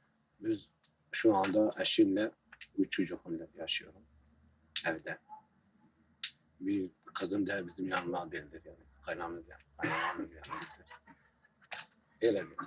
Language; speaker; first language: Turkish; non-native, local second language; Kurdish